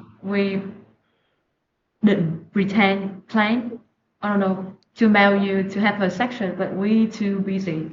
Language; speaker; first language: English; non-native, learner; Vietnamese